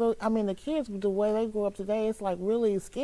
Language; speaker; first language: English; native; English